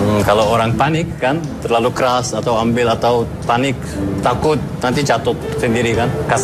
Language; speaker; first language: Indonesian; non-native, fluent; Turkish